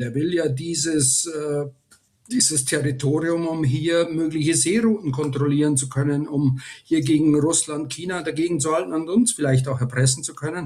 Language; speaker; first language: German; native; German